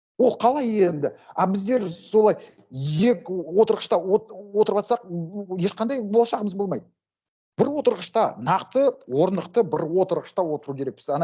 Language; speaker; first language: Kazakh; non-native, local second language; Russian